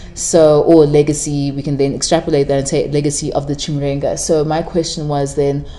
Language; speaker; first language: English; non-native, local second language; Shona